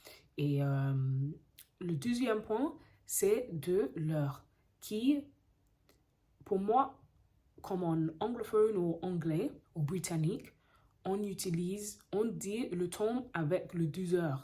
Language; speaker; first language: French; non-native, learner; English